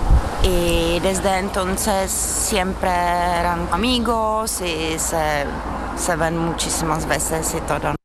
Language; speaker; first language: Spanish; non-native, fluent; Czech